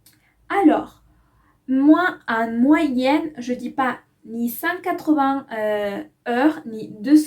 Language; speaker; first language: French; non-native, fluent; Spanish